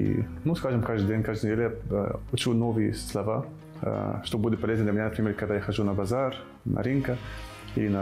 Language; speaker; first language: Russian; non-native, fluent; Arabic